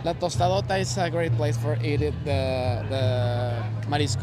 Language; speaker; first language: English; non-native, learner; Spanish